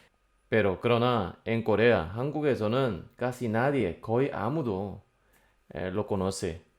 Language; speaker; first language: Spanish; non-native, fluent; Korean